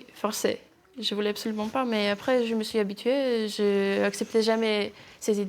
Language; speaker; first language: French; non-native, fluent; Russian